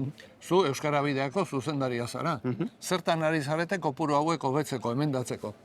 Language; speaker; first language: Basque; native; Basque